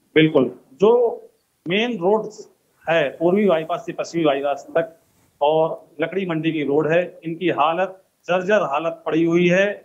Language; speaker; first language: Hindi; native; Hindi